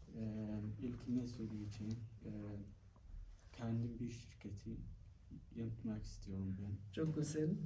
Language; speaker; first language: Turkish; non-native, learner; Somali